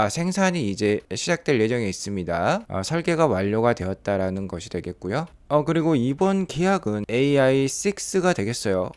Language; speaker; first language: Korean; native; Korean